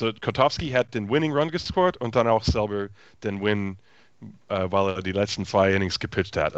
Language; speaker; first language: German; non-native, fluent; English